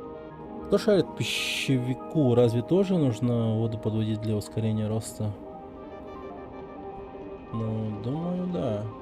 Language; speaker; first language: Russian; native; Russian